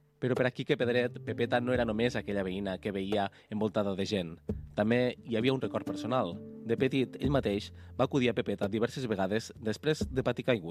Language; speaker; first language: Catalan; native; Catalan